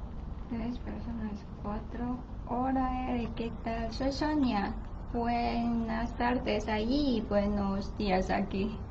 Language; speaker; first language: Spanish; non-native, learner; Chinese